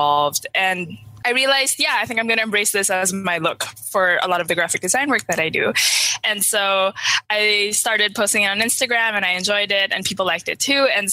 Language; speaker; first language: English; non-native, local second language; Filipino